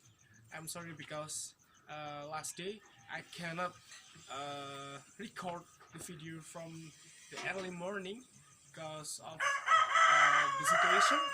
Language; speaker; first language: English; non-native, fluent; Indonesian